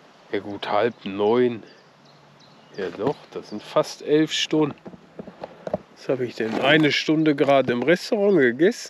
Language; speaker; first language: German; native; German